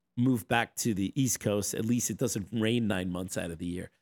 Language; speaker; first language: English; native; English